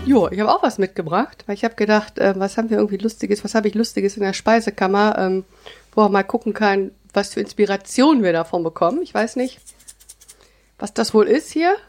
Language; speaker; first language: German; native; German